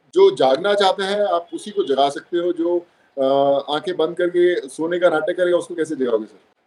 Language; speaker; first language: Hindi; non-native, local second language; Punjabi